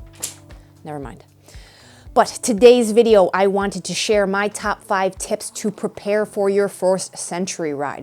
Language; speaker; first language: English; native; English